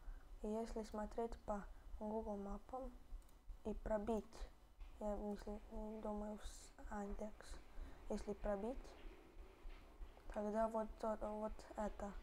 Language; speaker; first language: Russian; early bilingual, heritage; Russian